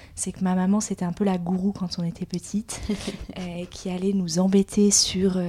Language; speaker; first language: French; native; French